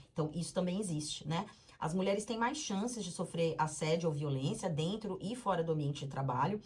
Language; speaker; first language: Portuguese; native; Portuguese